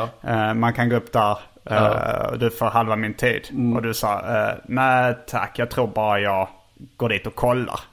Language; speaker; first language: Swedish; native; Swedish